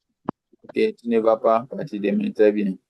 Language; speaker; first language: French; non-native, fluent; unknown